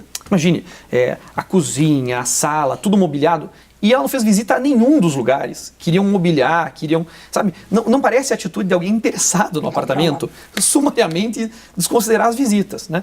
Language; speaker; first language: Portuguese; native; Portuguese